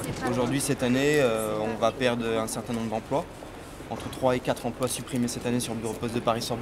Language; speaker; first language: French; native; French